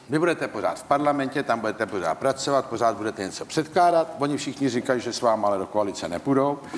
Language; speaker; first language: Czech; native; Czech